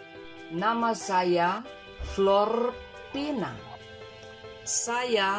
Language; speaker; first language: Indonesian; non-native, learner; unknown